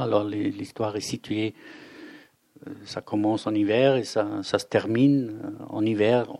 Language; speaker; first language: French; non-native, fluent; German